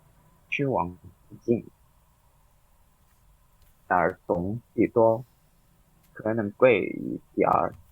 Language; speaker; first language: Chinese; non-native, learner; Indonesian